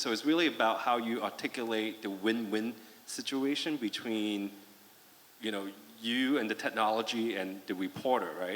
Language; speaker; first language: English; non-native, fluent; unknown